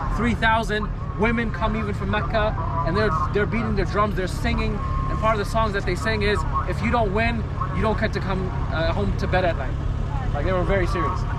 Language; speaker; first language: English; native; English